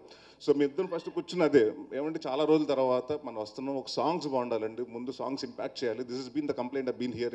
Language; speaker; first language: Telugu; native; Telugu